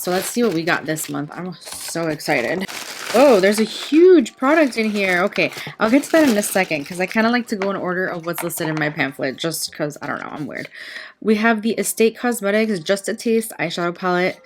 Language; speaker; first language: English; native; English